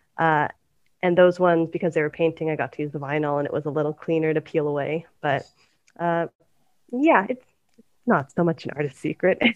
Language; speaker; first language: English; native; English